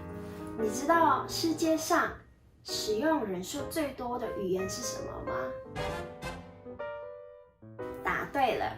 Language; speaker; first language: Chinese; non-native, fluent; Mongolian